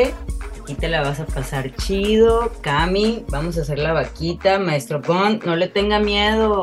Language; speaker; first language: Spanish; native; Spanish